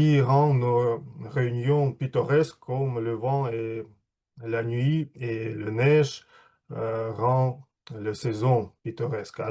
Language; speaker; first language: French; non-native, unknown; Russian